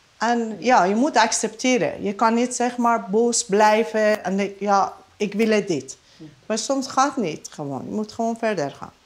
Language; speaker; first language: Dutch; non-native, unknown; Persian